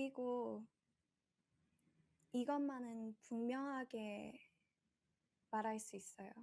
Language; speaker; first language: Korean; early bilingual, heritage; Korean